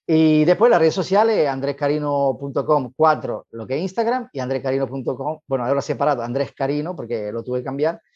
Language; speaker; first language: Spanish; non-native, fluent; Italian